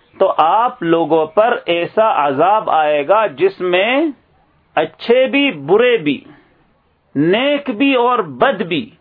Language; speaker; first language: Urdu; native; Urdu